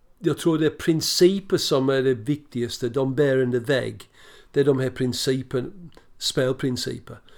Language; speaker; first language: Swedish; non-native, fluent; English